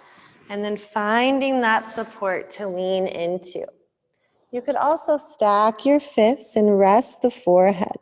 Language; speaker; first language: English; native; English